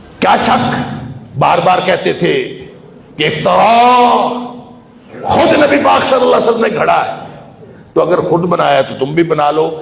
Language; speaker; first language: Urdu; non-native, local second language; Punjabi